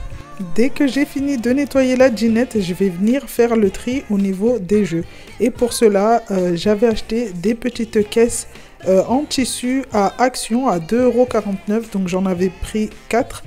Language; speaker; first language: French; non-native, local second language; Comorian